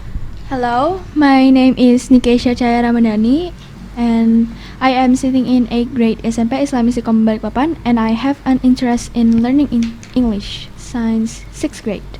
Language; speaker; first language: English; non-native, learner; Indonesian